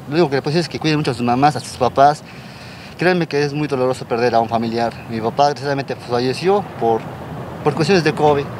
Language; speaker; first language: Spanish; native; Spanish